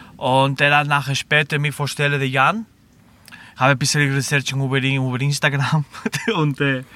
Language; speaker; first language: German; non-native, learner; Spanish